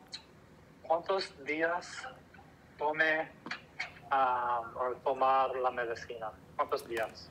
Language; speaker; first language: Spanish; non-native, learner; English